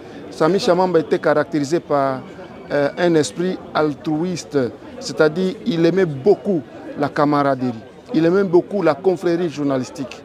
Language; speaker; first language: French; non-native, local second language; Swahili